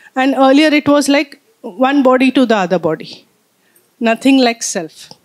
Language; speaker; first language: English; non-native, local second language; Marathi